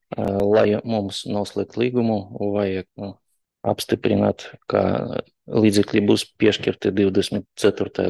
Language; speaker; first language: Latvian; non-native, local second language; Russian